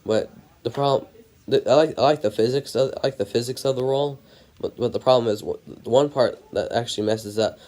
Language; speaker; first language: English; native; English